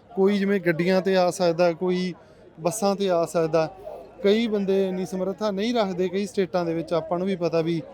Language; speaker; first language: Punjabi; native; Punjabi